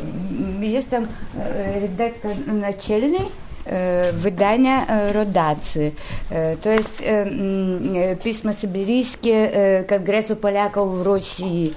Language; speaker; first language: Polish; non-native, learner; Russian